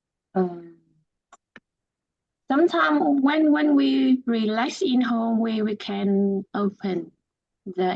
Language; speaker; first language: English; non-native, learner; Vietnamese